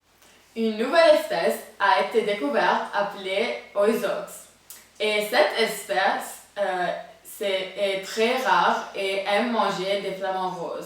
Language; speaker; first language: French; non-native, learner; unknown